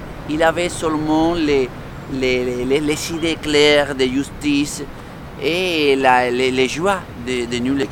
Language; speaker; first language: French; non-native, fluent; Spanish